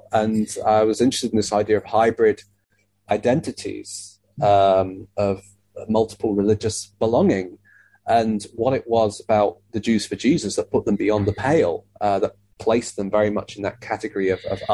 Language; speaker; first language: English; native; English